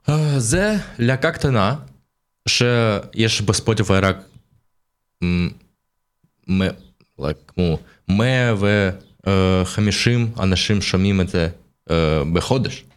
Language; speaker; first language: Hebrew; non-native, learner; Russian